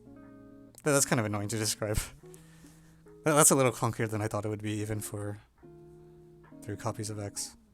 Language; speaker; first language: English; native; English